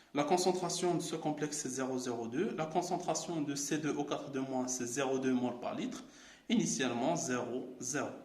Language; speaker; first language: French; non-native, local second language; Arabic